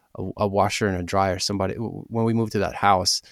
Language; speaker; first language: English; early bilingual, other home language; Russian